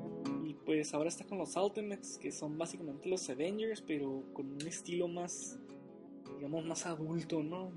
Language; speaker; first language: Spanish; native; Spanish